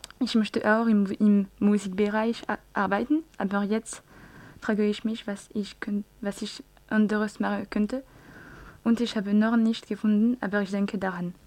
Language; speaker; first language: German; non-native, learner; French